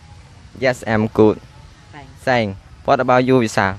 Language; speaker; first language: English; non-native, learner; Khmer